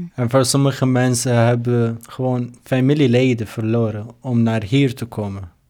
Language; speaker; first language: Dutch; non-native, fluent; Arabic